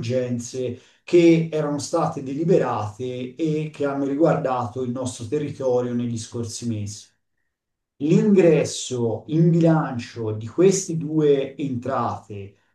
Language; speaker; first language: Italian; native; Italian